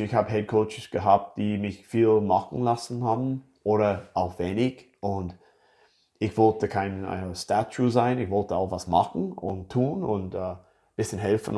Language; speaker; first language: German; non-native, fluent; English